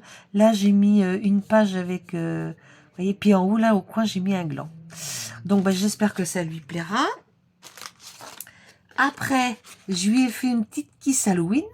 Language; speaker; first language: French; native; French